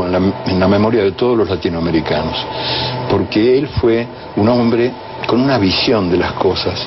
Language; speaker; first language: Spanish; native; Spanish